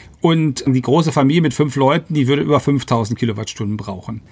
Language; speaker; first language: German; native; German